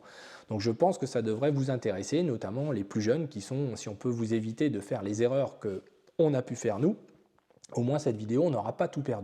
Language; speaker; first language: French; native; French